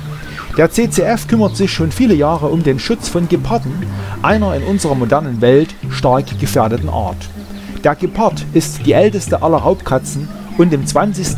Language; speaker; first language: German; native; German